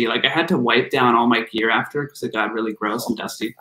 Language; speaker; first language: English; native; English